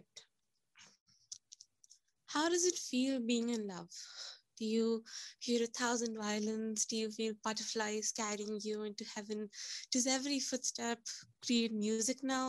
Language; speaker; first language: English; non-native, local second language; Hindi